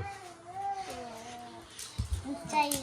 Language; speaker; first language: Japanese; early bilingual, heritage; Japanese